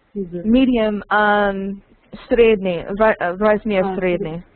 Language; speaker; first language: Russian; non-native, learner; English